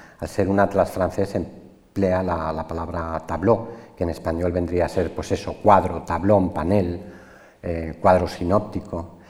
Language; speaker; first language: Spanish; native; Spanish